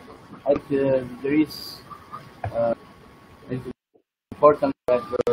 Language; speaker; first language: English; non-native, learner; Italian